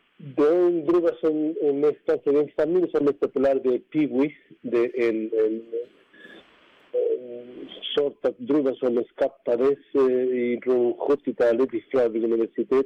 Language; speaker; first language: Swedish; non-native, fluent; Spanish